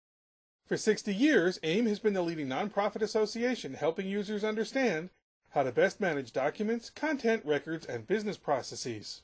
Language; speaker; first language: English; native; English